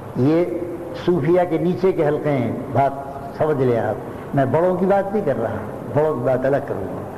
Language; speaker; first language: Urdu; native; Urdu